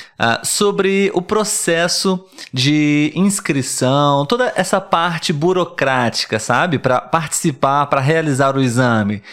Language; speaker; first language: Portuguese; native; Portuguese